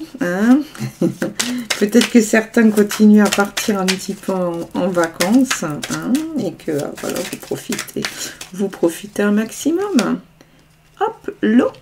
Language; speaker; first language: French; native; French